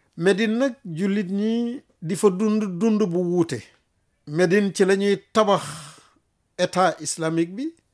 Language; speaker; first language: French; non-native, local second language; Wolof